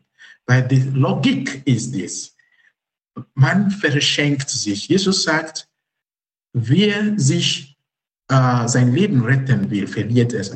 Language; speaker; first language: German; non-native, fluent; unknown